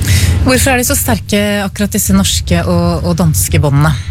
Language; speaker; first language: Norwegian; native; Norwegian